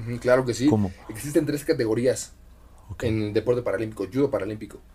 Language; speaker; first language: Spanish; native; Spanish